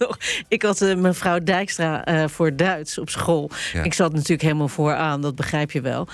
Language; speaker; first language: Dutch; native; Dutch